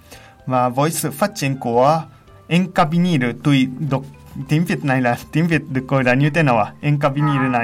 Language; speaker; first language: Vietnamese; non-native, fluent; Japanese